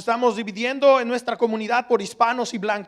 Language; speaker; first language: Spanish; early bilingual, heritage; Spanish